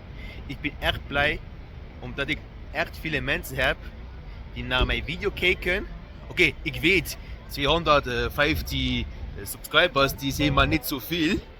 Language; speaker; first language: Dutch; non-native, learner; Luxembourgish